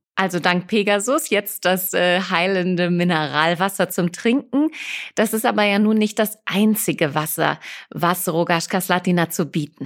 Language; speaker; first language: German; native; German